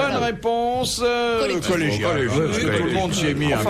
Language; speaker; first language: French; native; French